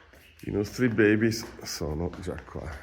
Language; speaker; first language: Italian; non-native, learner; German